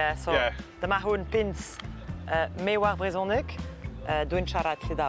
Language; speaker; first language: Welsh; non-native, fluent; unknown